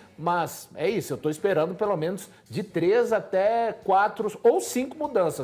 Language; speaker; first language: Portuguese; native; Portuguese